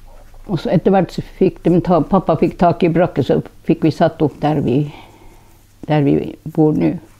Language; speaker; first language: Norwegian; non-native, local second language; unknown